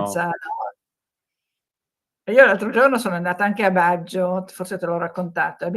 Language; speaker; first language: Italian; native; Italian